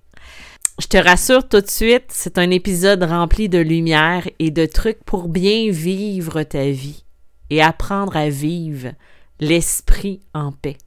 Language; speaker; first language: French; native; French